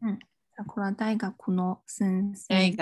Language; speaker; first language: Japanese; non-native, fluent; Chinese